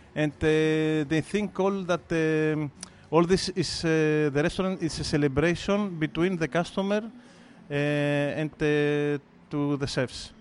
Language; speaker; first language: English; non-native, fluent; Greek